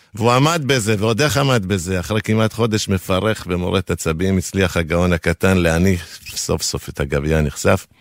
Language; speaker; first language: Hebrew; non-native, fluent; Spanish